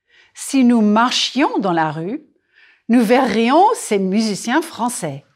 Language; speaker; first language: French; non-native, fluent; English